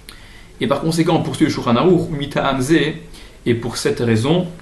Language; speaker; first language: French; native; French